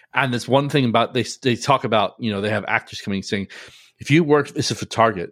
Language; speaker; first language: English; native; English